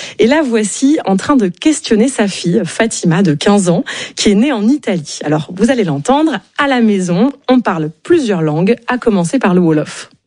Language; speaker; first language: French; native; French